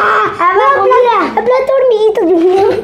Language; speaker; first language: Spanish; native; Spanish